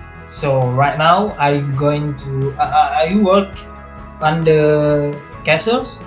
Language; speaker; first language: English; non-native, learner; Indonesian